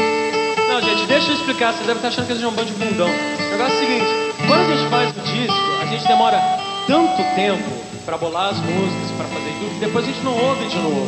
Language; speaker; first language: Portuguese; native; Portuguese